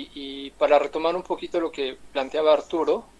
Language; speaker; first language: Spanish; native; Spanish